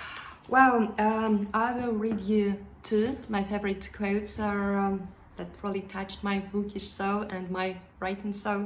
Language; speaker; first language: English; non-native, fluent; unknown